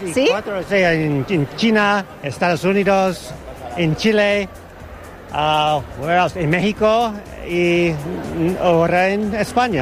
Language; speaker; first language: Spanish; non-native, learner; English